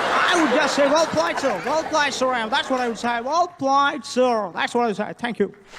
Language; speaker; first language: English; non-native, local second language; Tamil